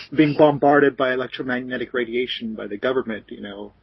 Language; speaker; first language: English; native; English